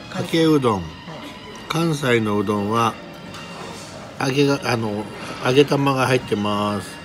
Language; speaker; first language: Japanese; native; Japanese